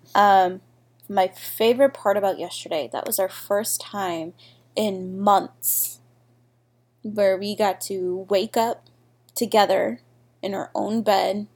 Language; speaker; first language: English; native; English